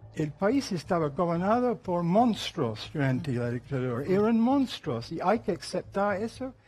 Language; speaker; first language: Spanish; non-native, fluent; English